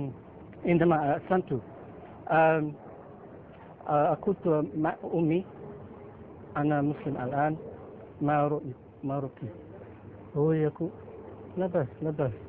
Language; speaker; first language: Arabic; non-native, learner; Filipino